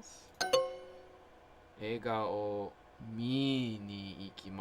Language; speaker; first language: Japanese; non-native, learner; English